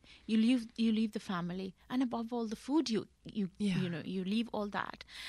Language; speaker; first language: English; non-native, local second language; Punjabi